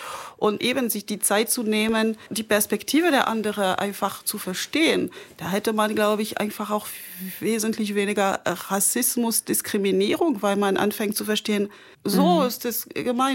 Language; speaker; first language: German; non-native, fluent; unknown